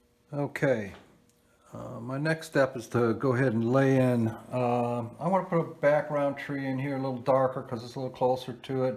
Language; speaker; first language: English; native; English